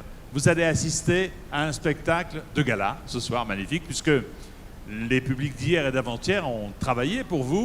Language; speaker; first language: French; native; French